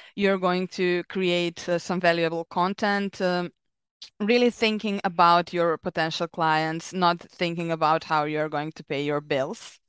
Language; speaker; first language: English; non-native, fluent; Serbian